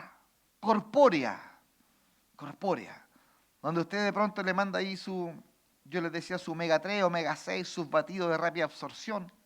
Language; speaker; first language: Spanish; native; Spanish